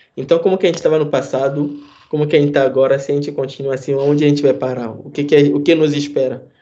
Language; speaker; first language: Portuguese; non-native, fluent; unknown